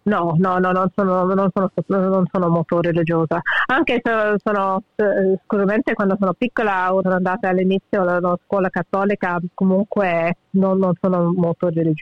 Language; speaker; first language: Italian; early bilingual, heritage; English